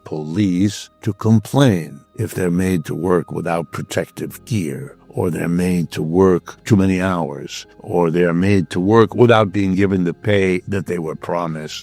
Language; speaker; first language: English; native; English